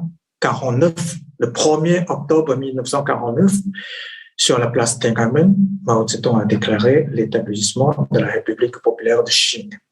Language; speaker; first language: French; non-native, fluent; Chinese